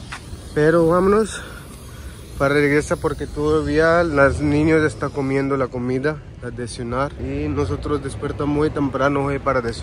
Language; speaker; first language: Spanish; non-native, learner; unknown